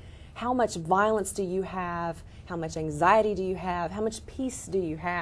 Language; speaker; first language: English; native; English